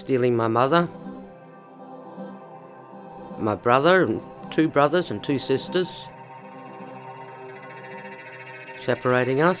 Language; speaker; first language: English; native; English